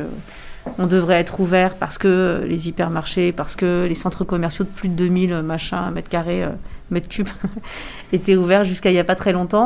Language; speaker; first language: French; native; French